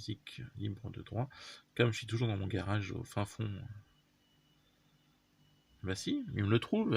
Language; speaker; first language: French; native; French